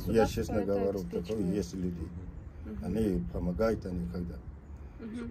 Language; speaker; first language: Russian; non-native, local second language; Kazakh